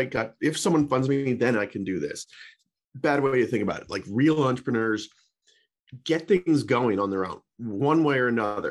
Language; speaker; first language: English; native; English